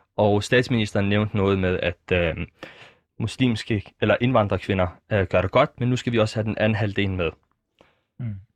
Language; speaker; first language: Danish; early bilingual, other home language; Arabic